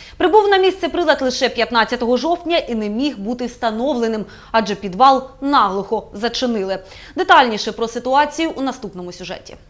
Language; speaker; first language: Ukrainian; native; Ukrainian